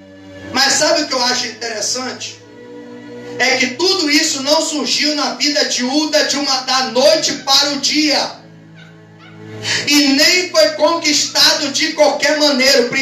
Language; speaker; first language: Portuguese; native; Portuguese